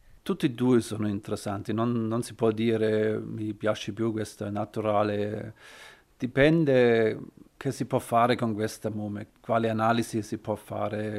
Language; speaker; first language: Italian; non-native, learner; German